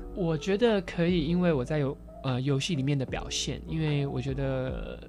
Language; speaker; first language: Chinese; native; Chinese